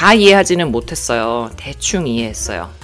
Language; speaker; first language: Korean; non-native, learner; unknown